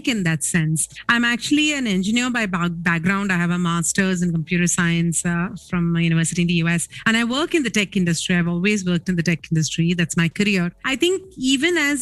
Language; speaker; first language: English; non-native, local second language; Tamil